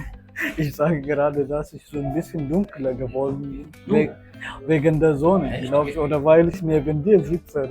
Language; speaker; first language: German; non-native, fluent; Amharic